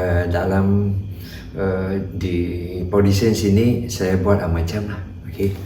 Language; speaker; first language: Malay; non-native, local second language; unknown